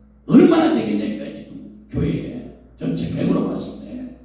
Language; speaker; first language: Korean; native; Korean